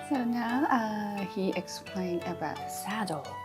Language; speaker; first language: English; non-native, fluent; Japanese